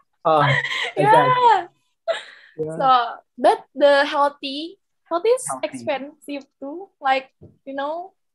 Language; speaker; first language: English; non-native, local second language; Indonesian